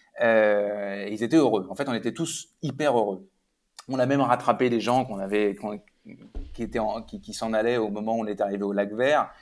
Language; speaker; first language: French; native; French